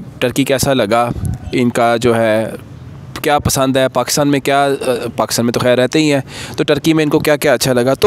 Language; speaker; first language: Urdu; native; Urdu